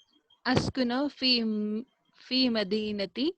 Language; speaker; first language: Arabic; non-native, learner; Hindi